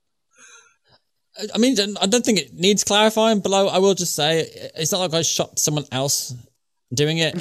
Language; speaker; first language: English; native; English